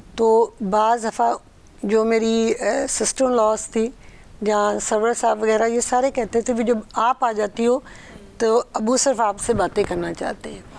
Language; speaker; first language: Urdu; early bilingual, heritage; Urdu